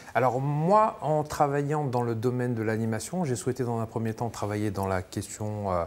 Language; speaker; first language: French; native; French